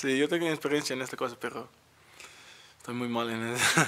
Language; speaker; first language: Spanish; non-native, learner; Dutch